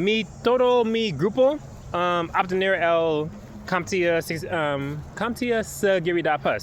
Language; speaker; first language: Spanish; non-native, learner; English